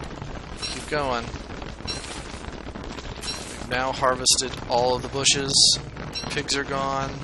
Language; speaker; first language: English; native; English